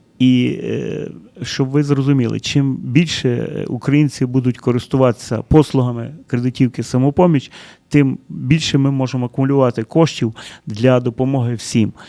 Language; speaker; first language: Ukrainian; early bilingual, heritage; Ukrainian